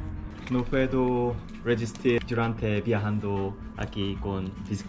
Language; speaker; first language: Spanish; non-native, learner; Korean